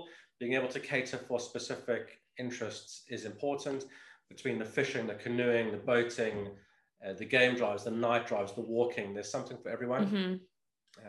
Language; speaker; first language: English; native; English